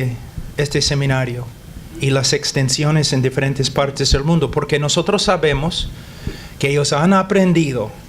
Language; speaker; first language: Spanish; non-native, fluent; English